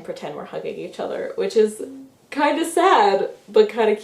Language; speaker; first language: English; native; English